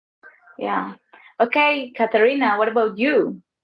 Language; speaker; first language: English; non-native, learner; Spanish